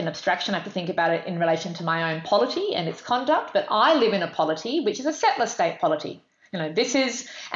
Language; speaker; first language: English; native; English